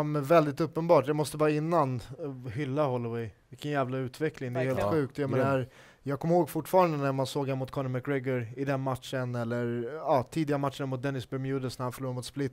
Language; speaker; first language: Swedish; native; Swedish